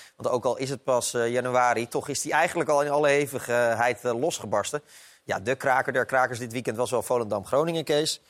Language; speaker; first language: Dutch; native; Dutch